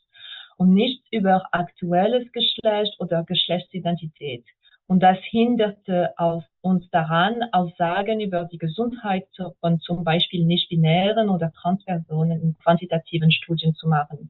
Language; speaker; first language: German; non-native, fluent; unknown